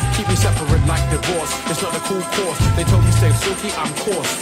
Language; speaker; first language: English; native; English